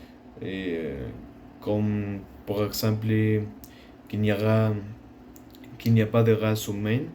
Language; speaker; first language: French; non-native, learner; Spanish